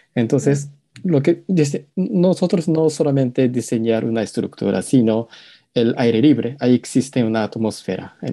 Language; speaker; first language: Spanish; non-native, learner; Japanese